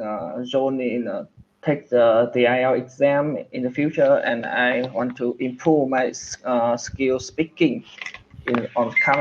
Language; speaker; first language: English; non-native, learner; Vietnamese